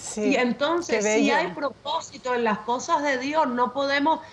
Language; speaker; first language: Spanish; native; Spanish